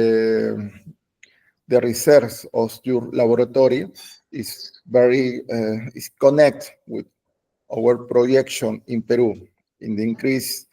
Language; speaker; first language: English; non-native, learner; Spanish